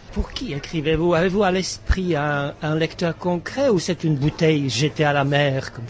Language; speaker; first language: French; non-native, fluent; Czech